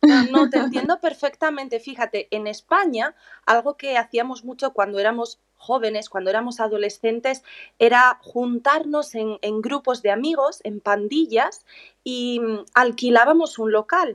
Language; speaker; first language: Spanish; native; Spanish